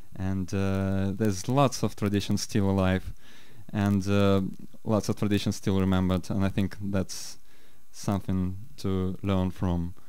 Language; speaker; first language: English; non-native, fluent; Russian